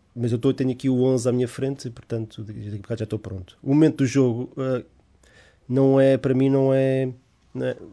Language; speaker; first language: Portuguese; native; Portuguese